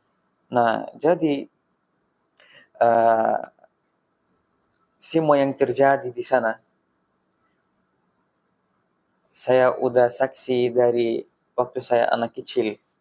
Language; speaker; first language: Indonesian; non-native, fluent; Arabic